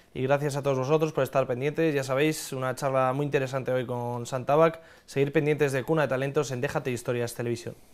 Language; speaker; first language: Spanish; native; Spanish